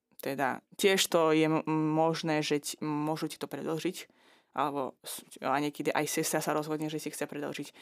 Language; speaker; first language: Slovak; non-native, fluent; Azerbaijani